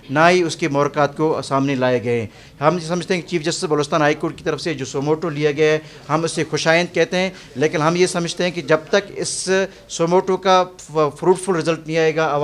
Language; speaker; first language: Urdu; non-native, local second language; Baluchi